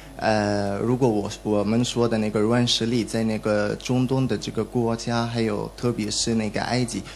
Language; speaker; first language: Chinese; non-native, learner; Arabic